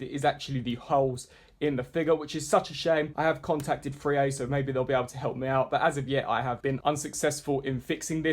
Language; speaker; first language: English; native; English